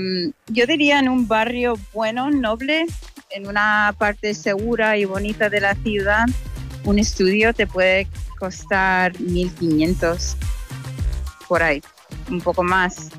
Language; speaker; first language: Spanish; non-native, fluent; English